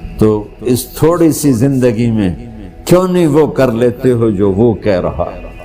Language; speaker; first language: Urdu; non-native, local second language; Punjabi